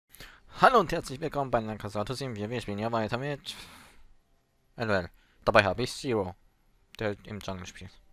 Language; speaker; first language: German; native; German